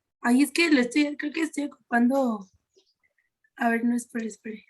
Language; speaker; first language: Spanish; native; Spanish